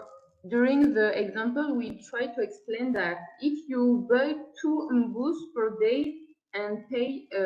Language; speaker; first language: English; non-native, learner; French